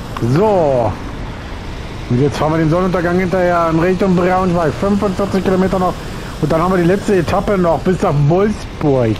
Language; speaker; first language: German; native; German